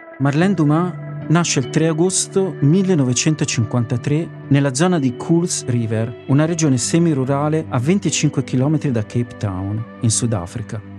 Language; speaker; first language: Italian; native; Italian